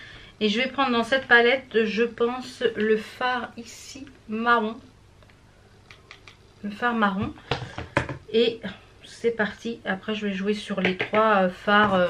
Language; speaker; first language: French; native; French